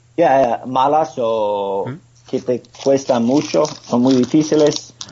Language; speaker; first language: Spanish; non-native, fluent; English